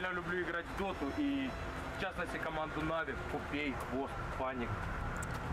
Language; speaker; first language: Russian; native; Russian